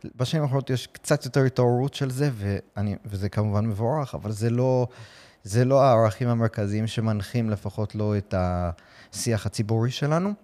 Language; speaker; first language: Hebrew; non-native, fluent; English